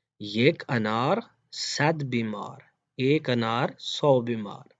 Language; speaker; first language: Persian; non-native, fluent; Urdu